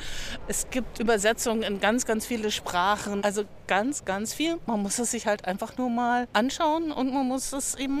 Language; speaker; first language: German; native; German